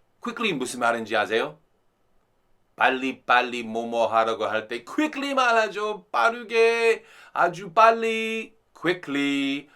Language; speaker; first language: Korean; non-native, fluent; English